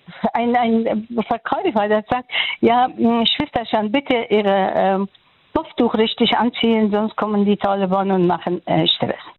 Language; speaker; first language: German; non-native, fluent; Persian